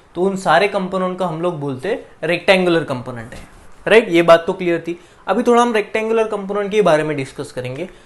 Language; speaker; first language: Hindi; non-native, local second language; Marathi